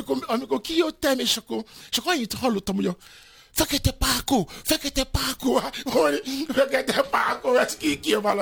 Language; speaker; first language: Hungarian; non-native, fluent; Yoruba